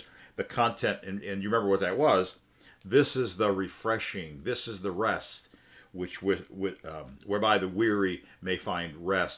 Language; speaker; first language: English; native; English